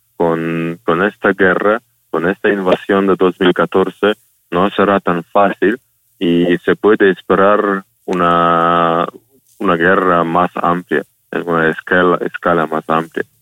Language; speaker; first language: Spanish; non-native, fluent; Ukrainian